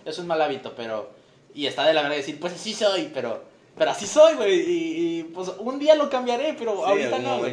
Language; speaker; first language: Spanish; native; Spanish